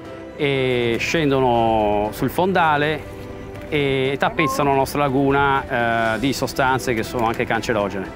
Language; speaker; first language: Italian; native; Italian